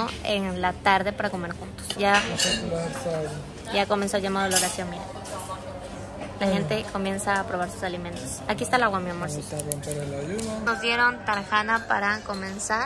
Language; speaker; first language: Spanish; native; Spanish